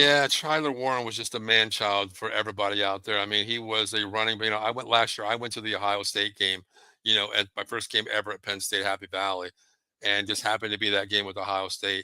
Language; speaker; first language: English; native; English